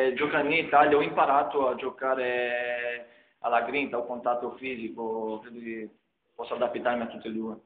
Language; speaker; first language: Italian; non-native, fluent; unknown